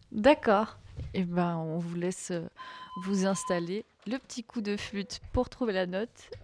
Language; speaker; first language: French; native; French